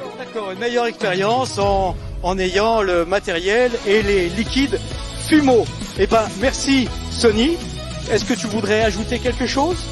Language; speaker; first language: French; native; French